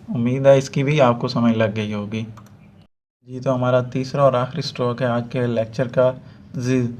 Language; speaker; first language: Urdu; non-native, local second language; Punjabi